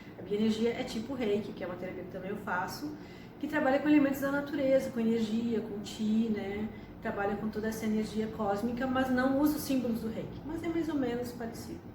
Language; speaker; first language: Portuguese; early bilingual, other home language; Spanish